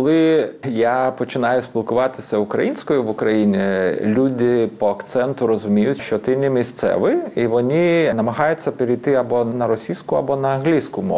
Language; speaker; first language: Ukrainian; non-native, fluent; Lithuanian